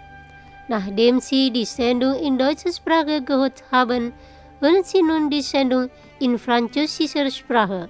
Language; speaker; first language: German; non-native, fluent; Indonesian